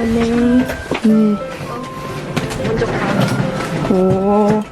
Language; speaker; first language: Korean; non-native, learner; Filipino